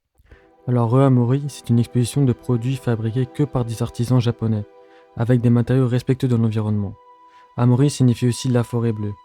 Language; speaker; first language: French; native; French